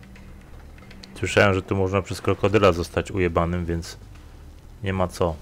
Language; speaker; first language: Polish; native; Polish